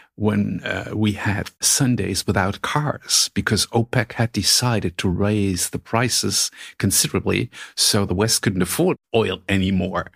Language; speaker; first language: English; non-native, fluent; German